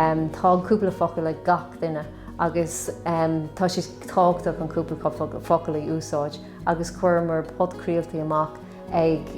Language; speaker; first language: Irish; non-native, local second language; English